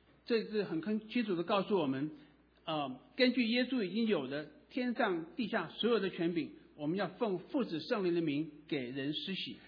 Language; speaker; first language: Chinese; native; Chinese